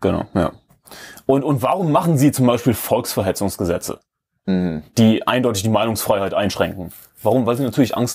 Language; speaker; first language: German; native; German